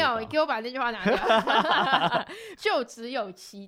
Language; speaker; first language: Chinese; native; Chinese